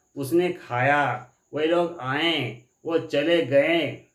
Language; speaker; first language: Hindi; non-native, local second language; Bangla